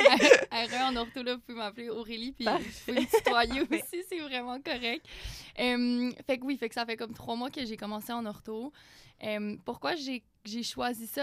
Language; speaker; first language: French; native; French